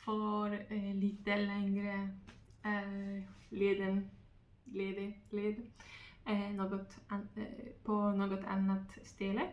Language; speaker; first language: Swedish; non-native, learner; Polish